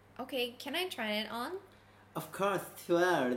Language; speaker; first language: English; non-native, learner; Japanese